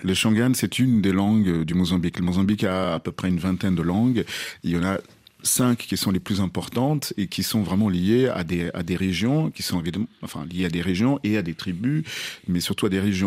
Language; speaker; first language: French; non-native, fluent; Portuguese